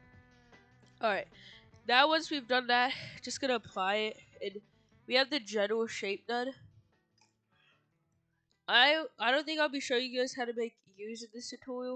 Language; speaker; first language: English; native; English